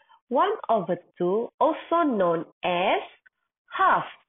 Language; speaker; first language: English; non-native, local second language; Malay